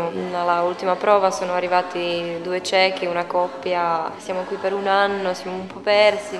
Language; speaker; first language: Italian; non-native, fluent; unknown